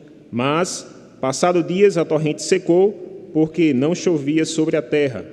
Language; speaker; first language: Portuguese; native; Portuguese